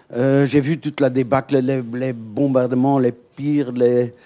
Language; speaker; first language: French; native; French